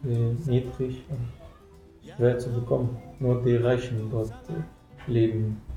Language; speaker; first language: German; non-native, fluent; Arabic